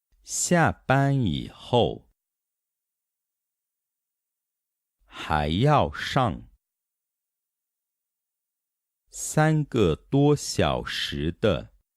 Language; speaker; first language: Chinese; non-native, fluent; Portuguese